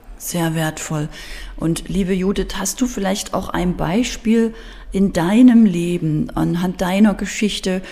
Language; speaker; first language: German; native; German